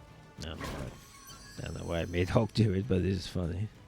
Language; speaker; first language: English; native; English